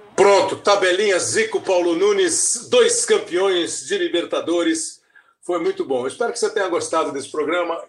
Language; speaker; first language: Portuguese; native; Portuguese